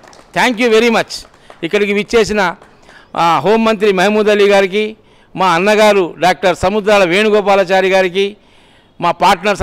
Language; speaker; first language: Telugu; native; Telugu